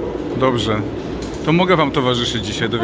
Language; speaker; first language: Polish; native; Polish